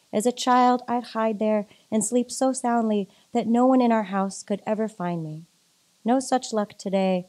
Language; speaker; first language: English; native; English